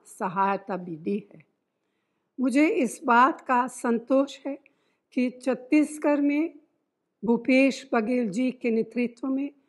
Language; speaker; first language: Hindi; non-native, fluent; Italian